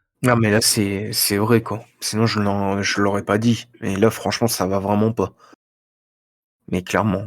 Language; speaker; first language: French; native; French